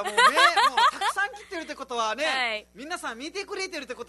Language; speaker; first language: Japanese; non-native, fluent; Nepali